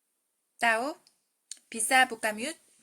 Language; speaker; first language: Indonesian; non-native, fluent; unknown